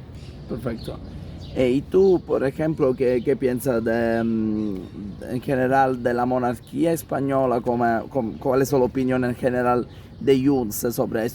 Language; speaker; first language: Spanish; non-native, fluent; Italian